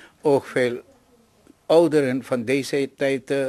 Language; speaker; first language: Dutch; non-native, local second language; Caribbean Hindustani